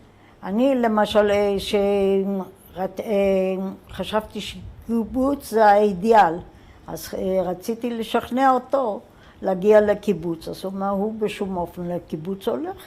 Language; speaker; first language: Hebrew; non-native, fluent; German